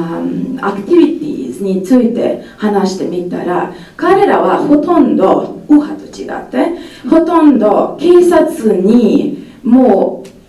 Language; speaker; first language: Japanese; non-native, fluent; Serbian